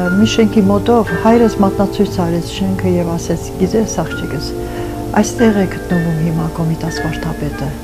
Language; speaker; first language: Armenian; early bilingual, other home language; French